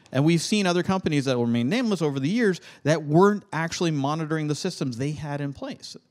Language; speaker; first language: English; native; English